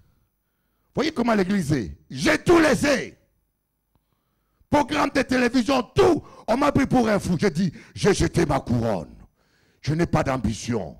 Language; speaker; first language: French; non-native, local second language; Lingala